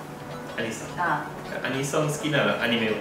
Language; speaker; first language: Japanese; non-native, fluent; English